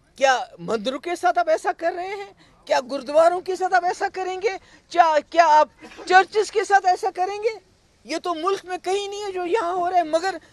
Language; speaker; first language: Urdu; non-native, local second language; Kashmiri